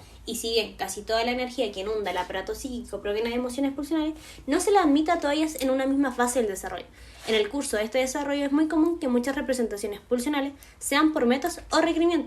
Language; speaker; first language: Spanish; native; Spanish